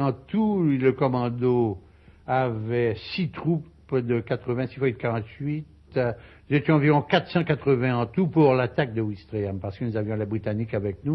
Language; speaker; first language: French; native; French